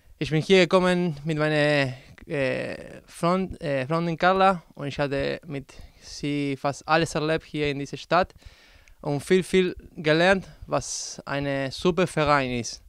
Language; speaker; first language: German; non-native, learner; Spanish